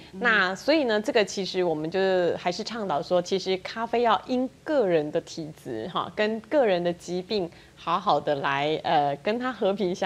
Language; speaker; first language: Chinese; native; Chinese